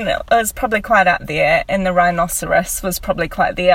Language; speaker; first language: English; native; English